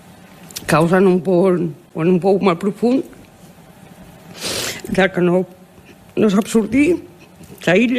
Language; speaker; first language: Catalan; non-native, local second language; Spanish